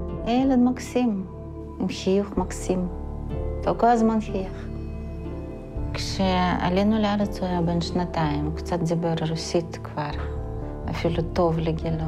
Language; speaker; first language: Hebrew; non-native, fluent; Russian